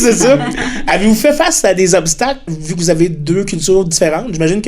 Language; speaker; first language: French; native; French